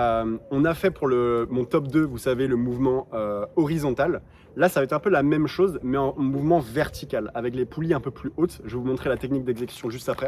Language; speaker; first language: French; native; French